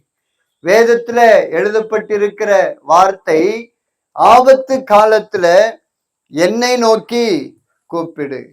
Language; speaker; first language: Tamil; native; Tamil